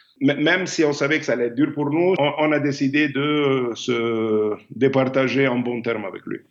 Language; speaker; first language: French; non-native, fluent; Arabic